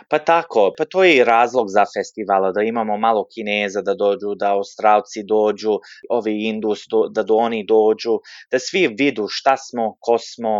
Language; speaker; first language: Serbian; early bilingual, heritage; Serbian